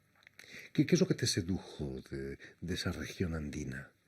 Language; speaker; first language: Spanish; native; Spanish